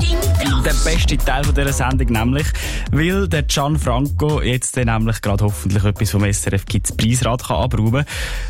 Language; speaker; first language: German; native; German